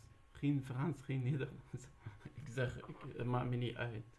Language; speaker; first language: Dutch; non-native, learner; Arabic